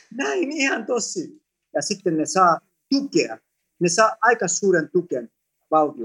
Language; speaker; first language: Finnish; non-native, fluent; Greek